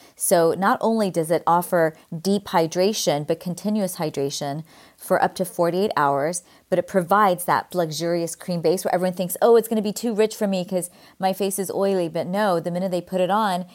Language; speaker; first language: English; native; English